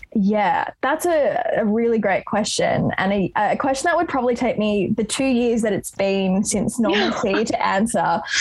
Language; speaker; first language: English; native; English